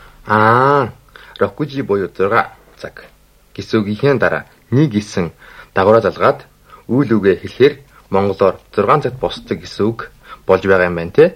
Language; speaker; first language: Mongolian; native; Mongolian